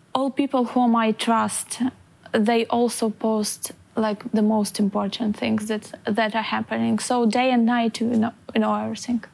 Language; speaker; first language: English; non-native, fluent; Ukrainian